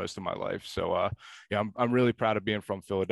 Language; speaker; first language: English; native; English